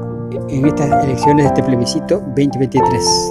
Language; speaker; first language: Spanish; native; Spanish